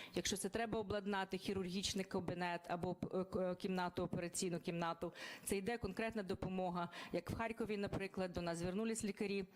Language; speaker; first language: Ukrainian; native; Ukrainian